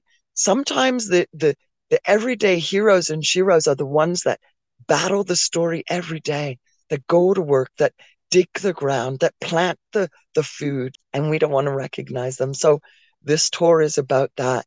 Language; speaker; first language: English; native; English